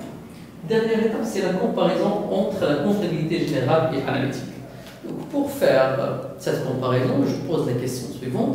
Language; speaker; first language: French; non-native, local second language; Arabic